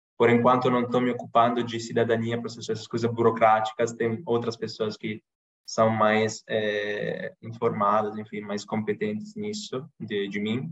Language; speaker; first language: Portuguese; non-native, fluent; Italian